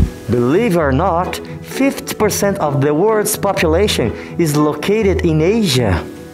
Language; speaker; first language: English; non-native, fluent; Portuguese